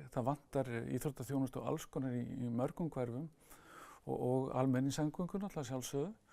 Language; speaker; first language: Icelandic; native; Icelandic